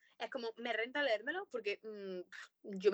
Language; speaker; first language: Spanish; native; Spanish